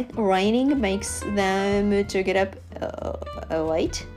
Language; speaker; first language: English; non-native, learner; Japanese